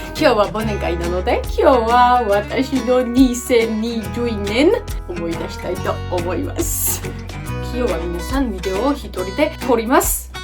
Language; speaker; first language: Japanese; non-native, learner; Georgian